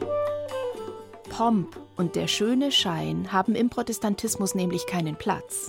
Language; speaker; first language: German; native; German